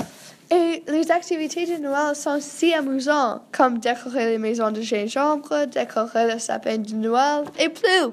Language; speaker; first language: French; non-native, learner; English